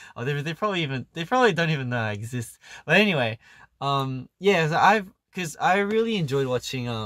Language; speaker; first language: English; early bilingual, other home language; Korean